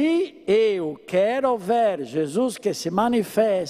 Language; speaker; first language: Portuguese; non-native, fluent; Italian